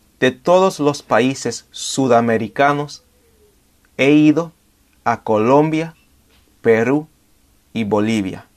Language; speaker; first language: Spanish; non-native, fluent; English